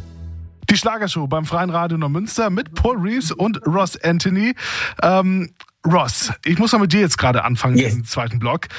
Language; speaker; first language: German; native; German